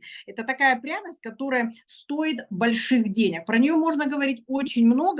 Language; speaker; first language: Russian; native; Russian